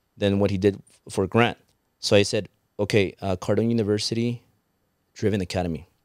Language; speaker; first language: English; early bilingual, other home language; Spanish